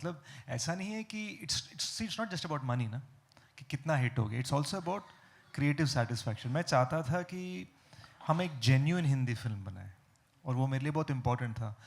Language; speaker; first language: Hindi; non-native, fluent; Telugu